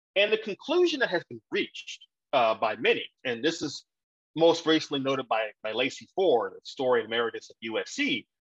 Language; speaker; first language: English; native; English